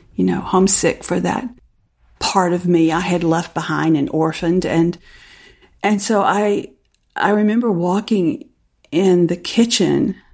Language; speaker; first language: English; native; English